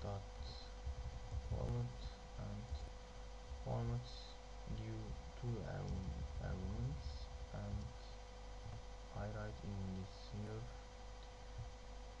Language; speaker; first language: English; non-native, learner; Turkish